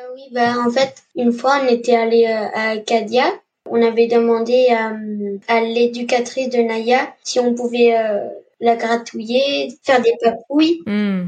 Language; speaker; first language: French; native; French